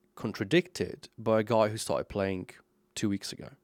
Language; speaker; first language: English; non-native, fluent; Slovenian